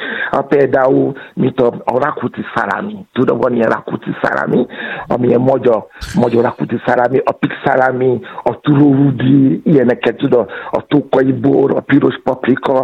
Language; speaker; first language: Hungarian; non-native, fluent; Yoruba